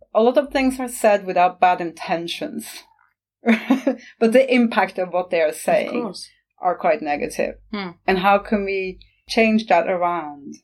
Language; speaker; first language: English; non-native, fluent; Norwegian